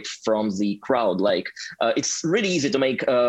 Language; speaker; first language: English; non-native, fluent; Russian